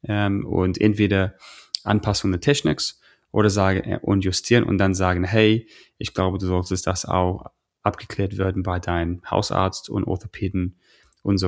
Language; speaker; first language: German; non-native, fluent; English